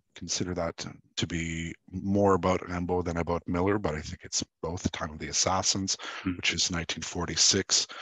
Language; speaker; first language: English; native; English